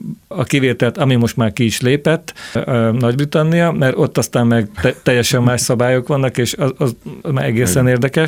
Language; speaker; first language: Hungarian; native; Hungarian